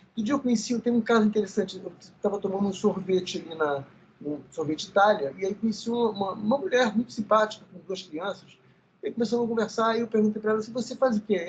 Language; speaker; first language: Portuguese; early bilingual, other home language; Spanish